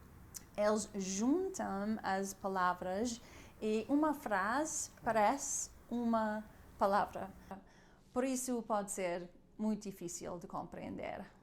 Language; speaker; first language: Portuguese; non-native, learner; German